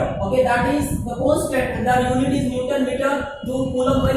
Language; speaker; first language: English; non-native, local second language; Hindi